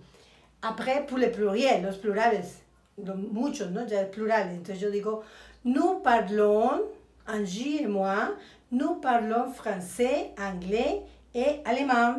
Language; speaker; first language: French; non-native, fluent; Spanish